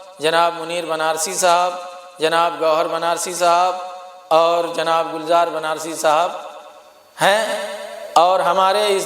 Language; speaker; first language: Urdu; native; Urdu